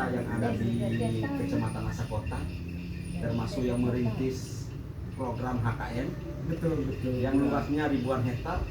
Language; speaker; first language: Indonesian; non-native, local second language; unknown